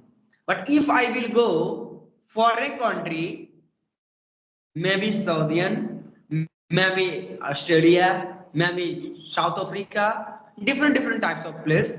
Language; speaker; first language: English; non-native, learner; Bhojpuri